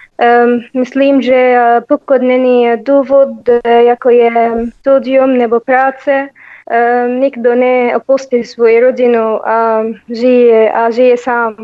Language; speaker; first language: Czech; non-native, learner; Arabic